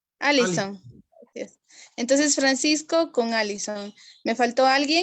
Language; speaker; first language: Spanish; non-native, local second language; Kaqchikel